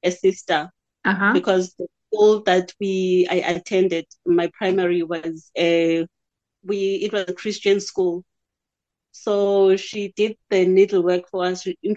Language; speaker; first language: English; non-native, local second language; Xhosa